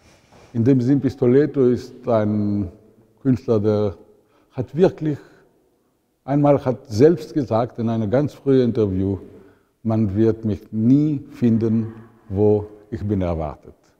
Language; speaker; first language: German; non-native, fluent; Italian